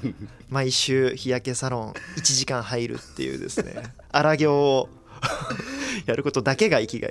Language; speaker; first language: Japanese; native; Japanese